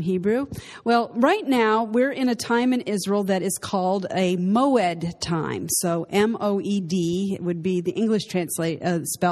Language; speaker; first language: English; native; English